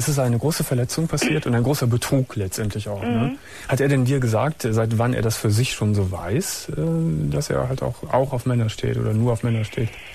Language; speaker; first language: German; native; German